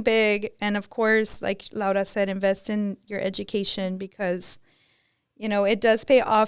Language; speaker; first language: English; early bilingual, other home language; Spanish